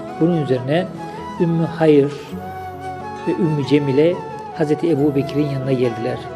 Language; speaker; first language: Turkish; native; Turkish